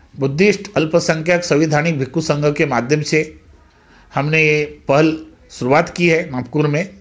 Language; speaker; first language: Hindi; non-native, local second language; Marathi